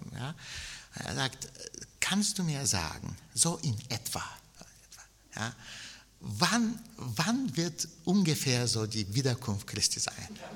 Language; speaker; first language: German; non-native, fluent; Bulgarian